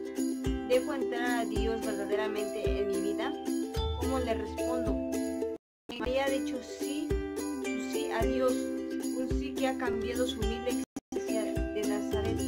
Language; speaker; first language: Spanish; native; Spanish